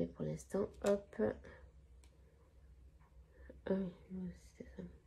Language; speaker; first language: French; native; French